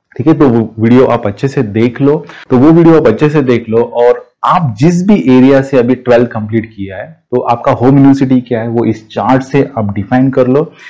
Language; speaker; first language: Hindi; non-native, local second language; Marathi